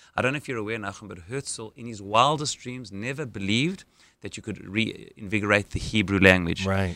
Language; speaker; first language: English; native; English